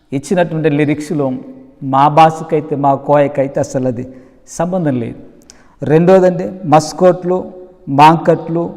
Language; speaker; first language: Telugu; non-native, local second language; Koya